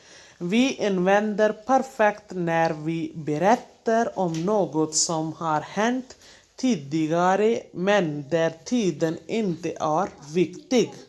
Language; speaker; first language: Swedish; non-native, fluent; Hindi